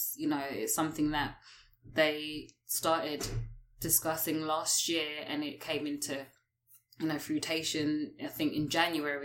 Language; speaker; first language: English; native; English